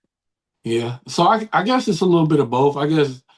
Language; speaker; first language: English; native; English